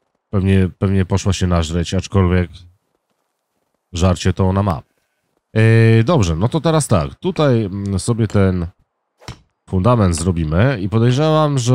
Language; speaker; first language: Polish; native; Polish